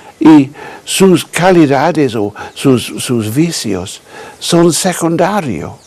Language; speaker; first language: Spanish; non-native, fluent; English